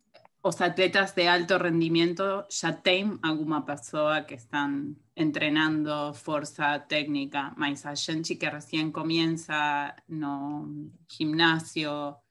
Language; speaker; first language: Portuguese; non-native, fluent; Spanish